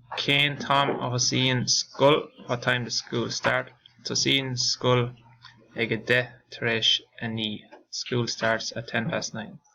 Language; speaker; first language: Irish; non-native, local second language; English